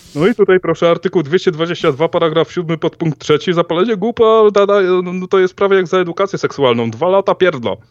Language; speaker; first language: Polish; native; Polish